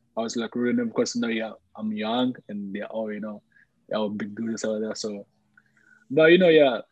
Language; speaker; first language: English; early bilingual, other home language; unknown